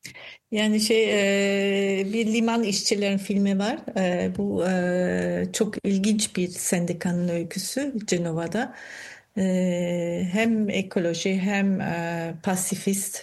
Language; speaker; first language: Turkish; non-native, fluent; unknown